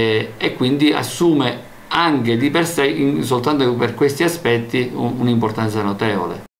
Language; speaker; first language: Italian; native; Italian